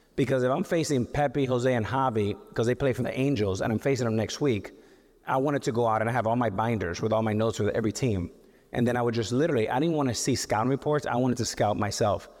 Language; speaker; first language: English; native; English